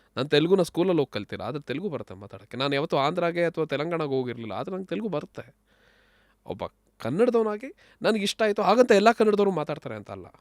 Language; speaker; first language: Kannada; native; Kannada